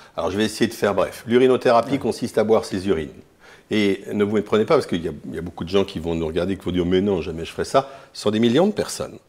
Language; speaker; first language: French; native; French